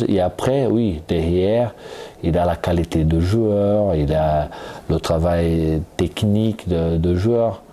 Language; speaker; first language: French; non-native, fluent; Portuguese